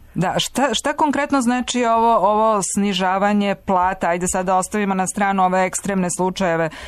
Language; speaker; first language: Serbian; native; Serbian